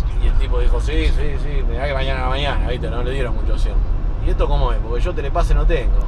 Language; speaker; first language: Spanish; native; Spanish